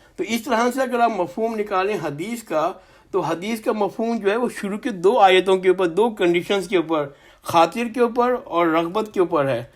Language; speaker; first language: Urdu; native; Urdu